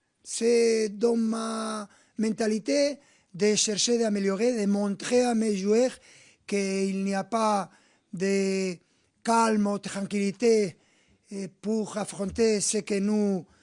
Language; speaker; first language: French; non-native, fluent; Spanish